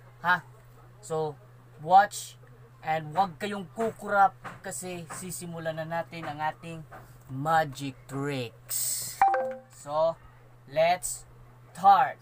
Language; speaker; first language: Filipino; non-native, local second language; Cebuano